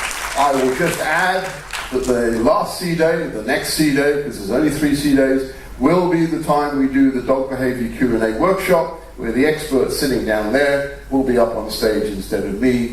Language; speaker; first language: English; native; English